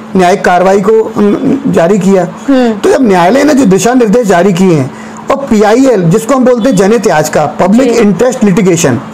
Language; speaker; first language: Hindi; native; Hindi